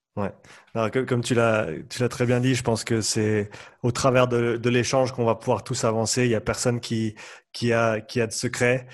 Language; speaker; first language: French; native; French